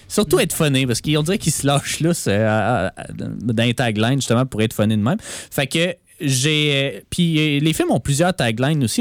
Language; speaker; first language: French; native; French